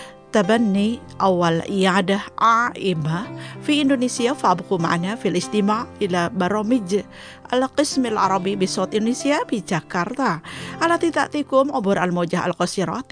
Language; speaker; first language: Arabic; non-native, fluent; Indonesian